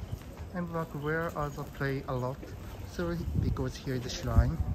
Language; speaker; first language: English; non-native, learner; Japanese